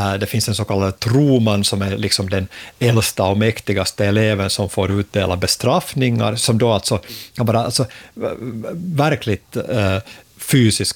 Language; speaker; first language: Swedish; native; Swedish